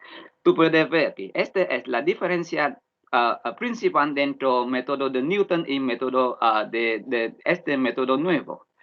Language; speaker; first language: Spanish; non-native, learner; Vietnamese